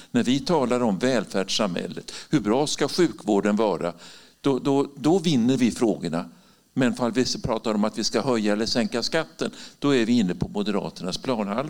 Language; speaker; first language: Swedish; native; Swedish